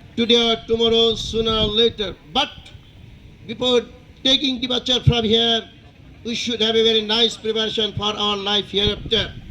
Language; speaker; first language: English; non-native, local second language; Bangla